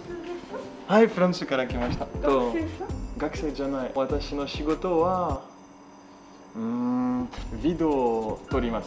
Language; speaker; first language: Japanese; non-native, learner; French